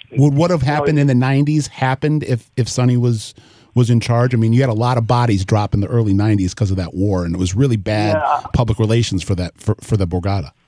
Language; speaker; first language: English; native; English